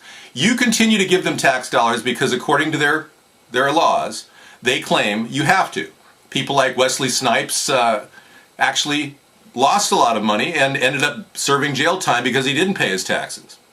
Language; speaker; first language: English; native; English